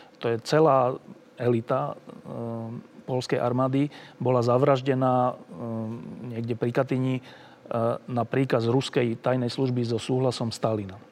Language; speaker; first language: Slovak; native; Slovak